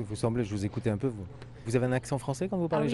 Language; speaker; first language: French; native; French